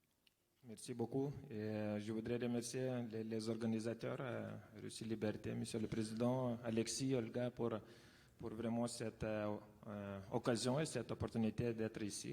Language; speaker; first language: French; non-native, fluent; Lithuanian